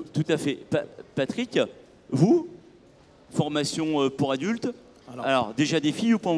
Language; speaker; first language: French; native; French